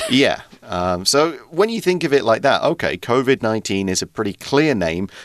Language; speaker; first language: English; native; English